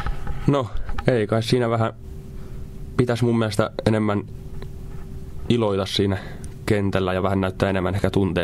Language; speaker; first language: Finnish; native; Finnish